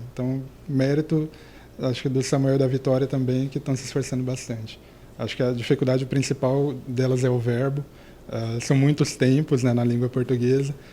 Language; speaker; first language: Portuguese; native; Portuguese